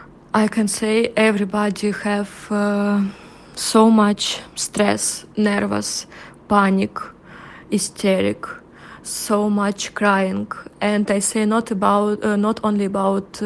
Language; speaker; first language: English; non-native, learner; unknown